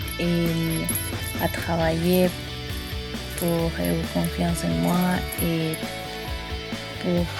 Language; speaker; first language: French; non-native, learner; Spanish